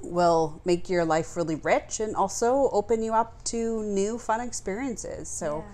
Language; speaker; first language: English; native; English